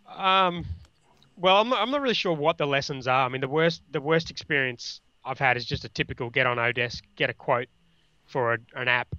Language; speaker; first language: English; native; English